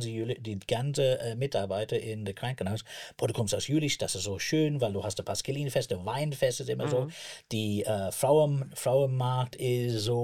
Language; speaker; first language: German; non-native, learner; English